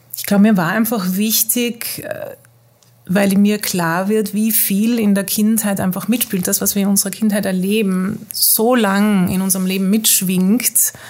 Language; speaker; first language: German; early bilingual, heritage; Dutch